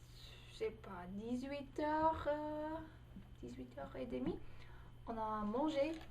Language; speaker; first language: French; non-native, fluent; English